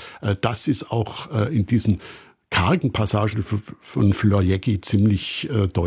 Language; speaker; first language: German; native; German